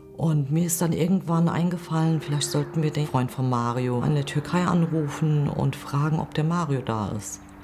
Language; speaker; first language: German; early bilingual, other home language; Kurdish